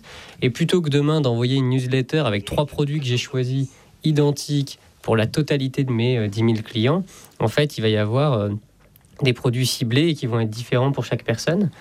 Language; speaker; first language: French; native; French